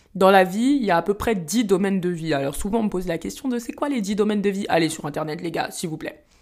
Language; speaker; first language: French; early bilingual, other home language; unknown